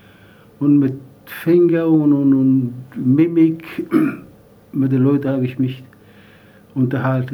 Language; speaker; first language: German; non-native, learner; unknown